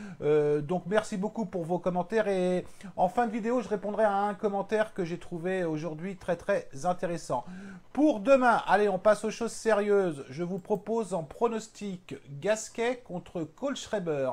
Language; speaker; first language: French; native; French